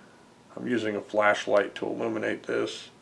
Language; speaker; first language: English; native; English